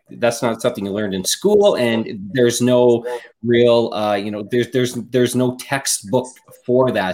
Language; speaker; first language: English; native; English